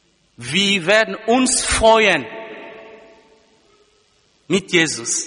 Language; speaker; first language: German; non-native, fluent; Lingala